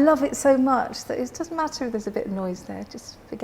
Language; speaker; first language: English; native; English